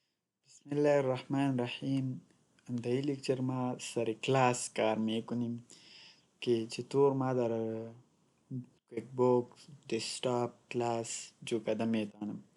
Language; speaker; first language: Persian; non-native, local second language; Pashto